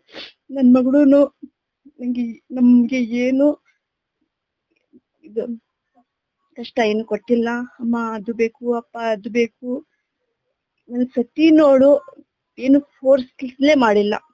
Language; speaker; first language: Kannada; non-native, local second language; Urdu